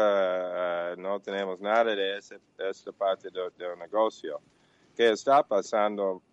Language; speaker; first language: Portuguese; non-native, learner; English